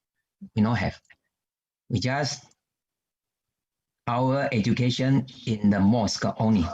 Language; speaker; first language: English; non-native, learner; Chinese